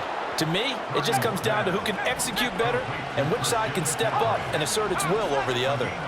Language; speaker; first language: English; native; English